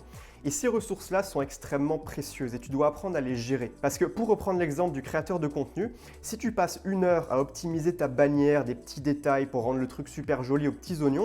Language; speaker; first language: French; native; French